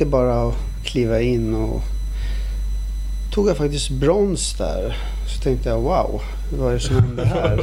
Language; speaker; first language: Swedish; early bilingual, other home language; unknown